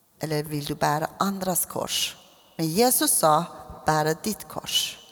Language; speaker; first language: Swedish; non-native, fluent; Persian